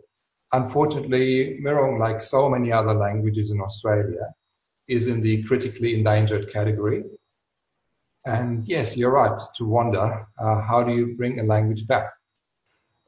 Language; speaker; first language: English; non-native, fluent; German